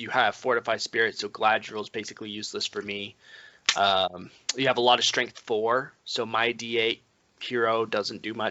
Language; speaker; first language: English; native; English